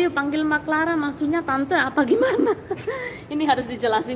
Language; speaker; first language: Indonesian; non-native, fluent; Spanish